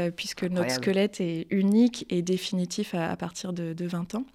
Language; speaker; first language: French; native; French